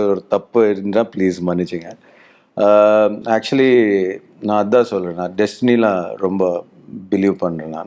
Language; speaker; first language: Tamil; non-native, learner; Telugu